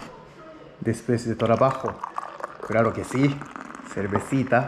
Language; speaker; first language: Spanish; non-native, learner; Japanese